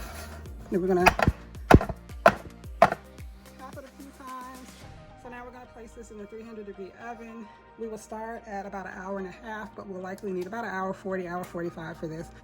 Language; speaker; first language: English; native; English